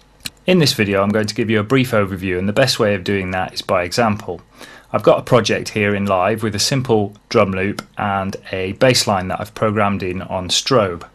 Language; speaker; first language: English; native; English